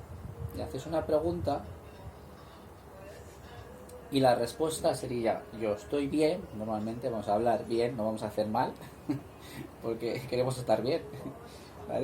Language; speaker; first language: Spanish; non-native, fluent; Arabic